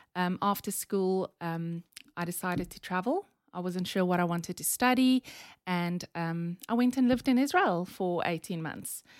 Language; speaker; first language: English; non-native, local second language; Afrikaans